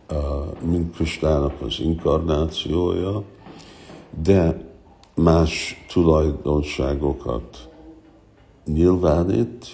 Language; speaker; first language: Hungarian; early bilingual, heritage; Hungarian